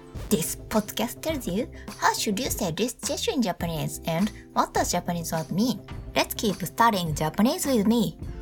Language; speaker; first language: English; non-native, learner; Japanese